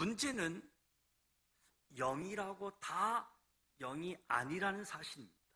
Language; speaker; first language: Korean; native; Korean